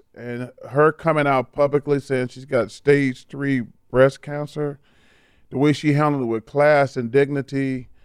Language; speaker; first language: English; native; English